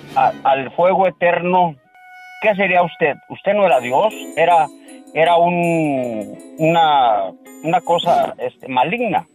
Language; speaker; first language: Spanish; native; Spanish